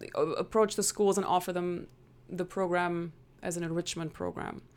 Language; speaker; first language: English; non-native, fluent; German